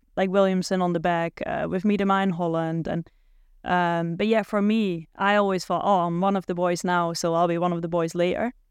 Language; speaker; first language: English; non-native, fluent; Dutch